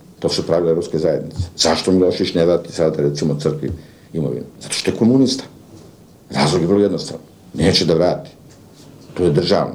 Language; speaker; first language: Serbian; native; Serbian